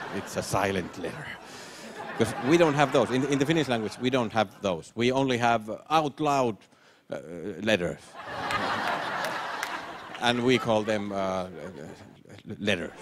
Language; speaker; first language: English; non-native, fluent; Finnish